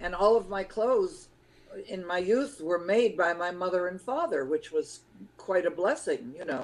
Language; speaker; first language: English; early bilingual, other home language; Lithuanian